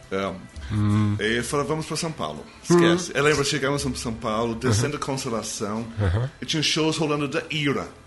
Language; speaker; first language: Portuguese; non-native, fluent; English